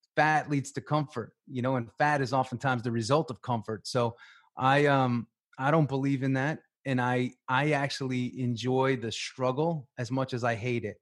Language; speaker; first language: English; native; English